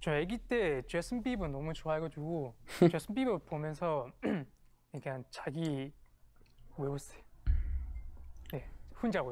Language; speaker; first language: Korean; non-native, fluent; Chinese